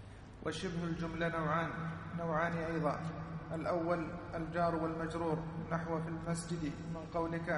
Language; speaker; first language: Arabic; native; Arabic